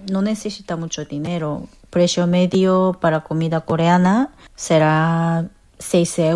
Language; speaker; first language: Spanish; non-native, fluent; Korean